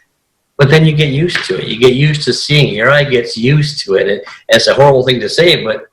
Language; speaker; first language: English; native; English